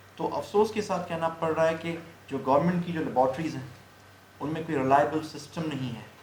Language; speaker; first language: Urdu; non-native, local second language; Sindhi